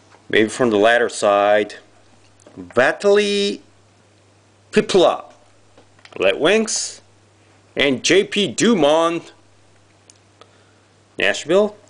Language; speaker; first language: English; non-native, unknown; Japanese